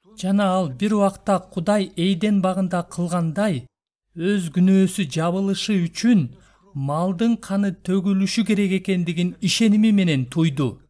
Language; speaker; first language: Kyrgyz; non-native, local second language; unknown